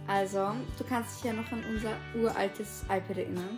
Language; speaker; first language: German; native; German